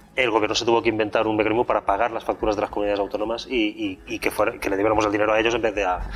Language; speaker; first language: Spanish; non-native, local second language; Catalan